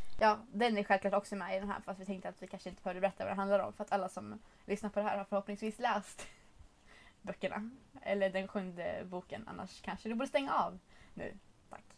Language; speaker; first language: Swedish; native; Swedish